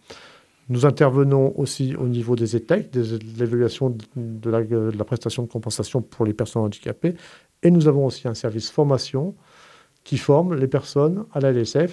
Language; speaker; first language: French; native; French